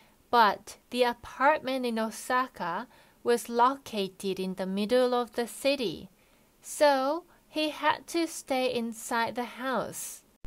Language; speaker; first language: English; non-native, fluent; Japanese